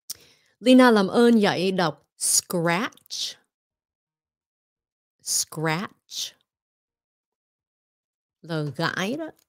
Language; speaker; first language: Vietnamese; early bilingual, heritage; Vietnamese